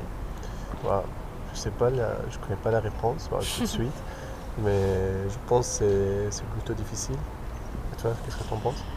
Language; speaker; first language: French; non-native, fluent; Arabic